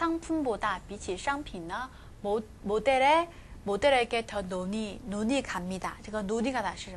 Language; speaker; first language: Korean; non-native, fluent; Chinese